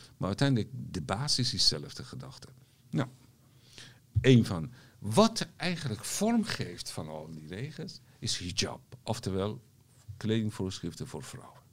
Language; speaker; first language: Dutch; non-native, fluent; Persian